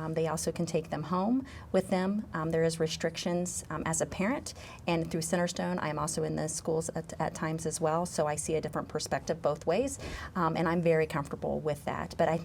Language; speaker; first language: English; native; English